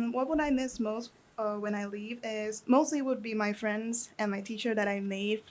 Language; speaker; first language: English; non-native, fluent; Thai